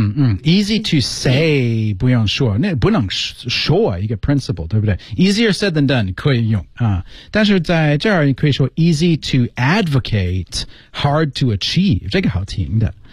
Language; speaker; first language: Chinese; non-native, fluent; English